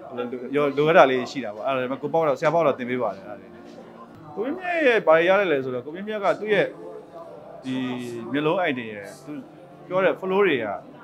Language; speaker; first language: Burmese; native; Burmese